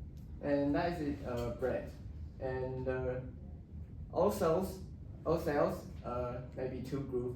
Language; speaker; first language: English; non-native, learner; Chinese